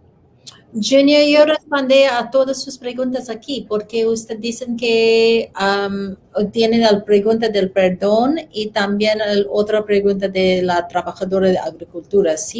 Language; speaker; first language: Spanish; non-native, learner; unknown